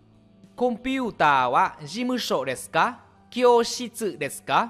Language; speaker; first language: Japanese; non-native, fluent; Vietnamese